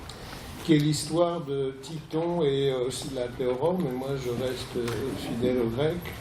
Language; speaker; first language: French; native; French